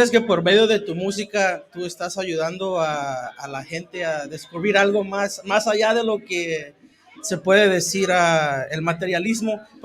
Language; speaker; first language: Spanish; native; Spanish